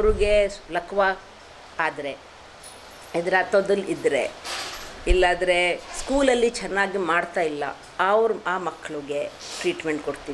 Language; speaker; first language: Kannada; non-native, local second language; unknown